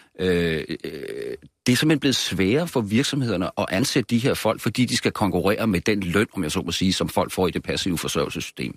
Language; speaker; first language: Danish; native; Danish